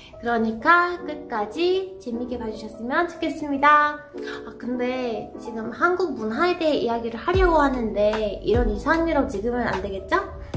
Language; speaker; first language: Korean; non-native, fluent; Persian